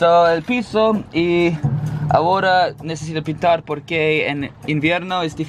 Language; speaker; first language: Spanish; non-native, learner; English